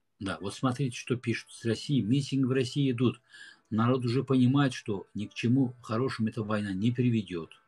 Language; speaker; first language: Russian; non-native, fluent; Azerbaijani